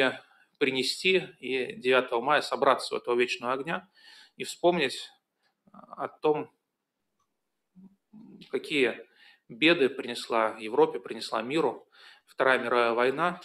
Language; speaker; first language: Russian; native; Russian